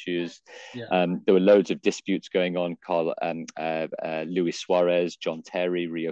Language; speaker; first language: English; native; English